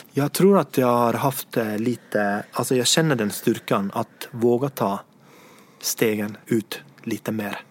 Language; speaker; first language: Swedish; non-native, fluent; Estonian